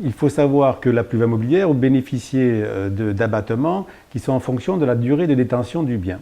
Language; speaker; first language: French; native; French